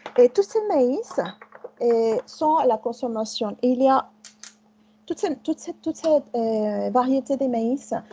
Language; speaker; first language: French; non-native, fluent; Spanish